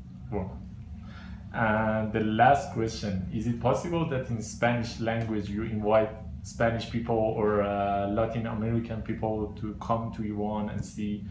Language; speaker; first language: English; non-native, fluent; Persian